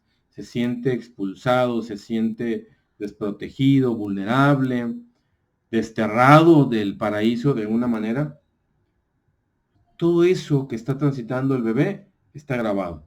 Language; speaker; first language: Spanish; native; Spanish